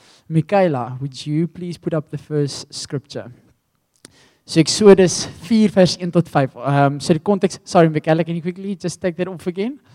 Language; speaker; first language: English; non-native, local second language; Afrikaans